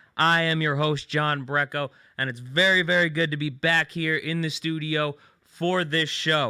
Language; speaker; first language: English; native; English